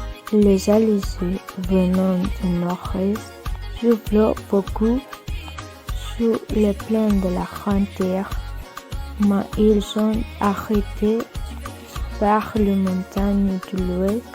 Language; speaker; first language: French; non-native, learner; Spanish